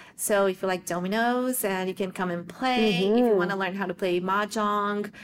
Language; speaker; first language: English; non-native, fluent; Portuguese